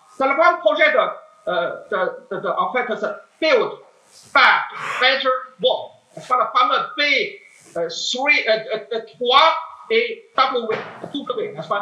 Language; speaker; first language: French; non-native, fluent; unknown